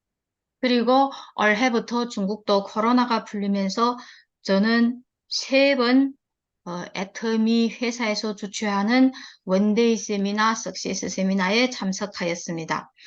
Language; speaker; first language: Korean; early bilingual, heritage; Korean